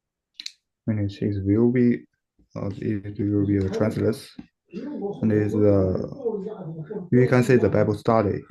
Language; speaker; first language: English; non-native, learner; Chinese